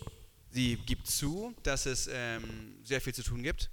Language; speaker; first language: German; native; German